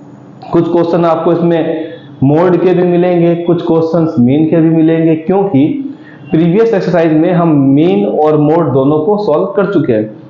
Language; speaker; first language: Hindi; native; Hindi